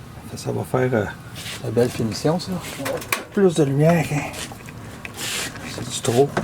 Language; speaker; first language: French; native; French